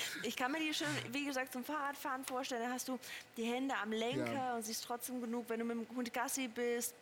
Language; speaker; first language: German; native; German